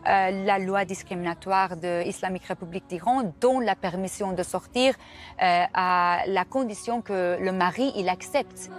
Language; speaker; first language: French; non-native, fluent; Persian